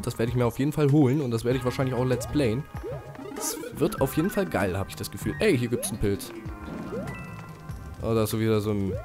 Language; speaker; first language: German; native; German